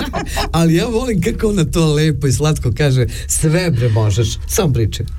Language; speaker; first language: Serbian; native; Serbian